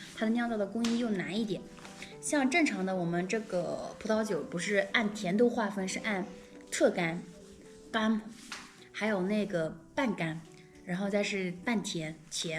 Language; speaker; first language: Chinese; native; Chinese